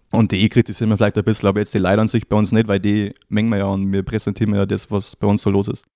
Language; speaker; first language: German; native; German